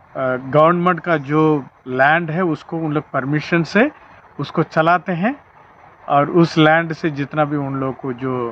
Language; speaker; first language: Hindi; non-native, local second language; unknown